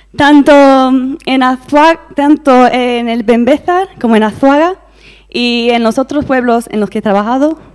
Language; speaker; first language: Spanish; non-native, fluent; English